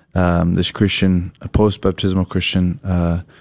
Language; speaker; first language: English; native; English